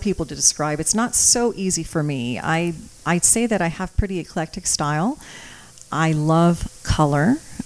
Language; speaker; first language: English; early bilingual, other home language; Croatian